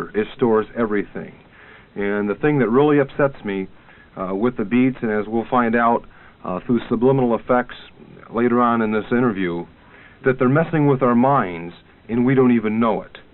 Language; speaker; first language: English; native; English